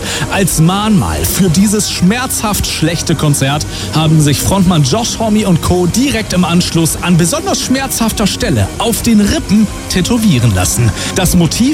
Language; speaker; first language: German; native; German